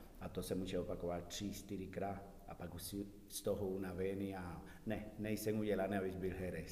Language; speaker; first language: Czech; non-native, learner; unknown